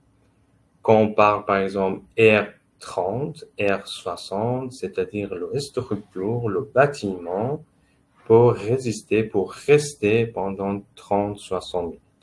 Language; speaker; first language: French; non-native, fluent; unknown